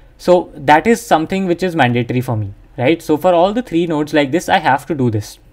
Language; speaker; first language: English; non-native, local second language; Hindi